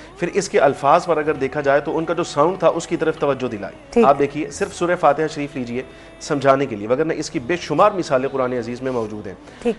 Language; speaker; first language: Urdu; native; Urdu